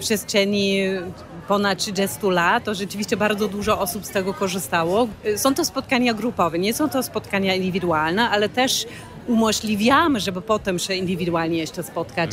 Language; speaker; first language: Polish; non-native, fluent; German